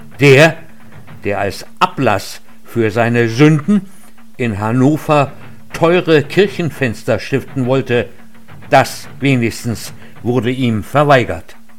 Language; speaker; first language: German; native; German